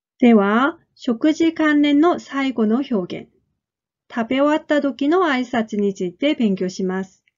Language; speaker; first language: Japanese; non-native, fluent; Korean